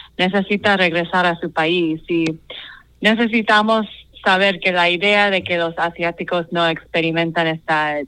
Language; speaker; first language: Spanish; non-native, fluent; English